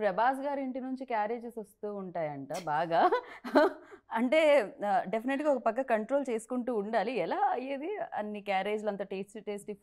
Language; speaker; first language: Telugu; native; Telugu